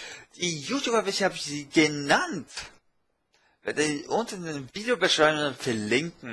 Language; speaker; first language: German; non-native, fluent; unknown